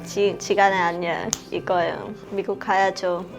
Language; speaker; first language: Korean; non-native, learner; Portuguese